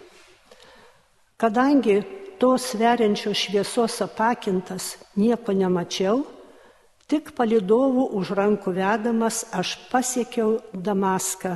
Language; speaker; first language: Lithuanian; native; Lithuanian